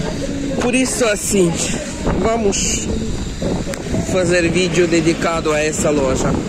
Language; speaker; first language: Portuguese; non-native, fluent; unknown